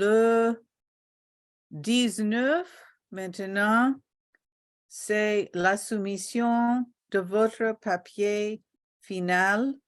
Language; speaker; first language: French; non-native, local second language; Haitian Creole